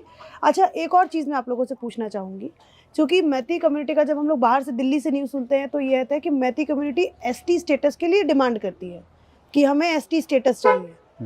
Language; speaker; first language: Hindi; native; Hindi